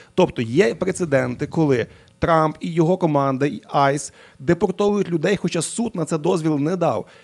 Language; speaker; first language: Ukrainian; native; Ukrainian